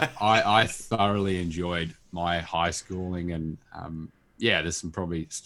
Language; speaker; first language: English; native; English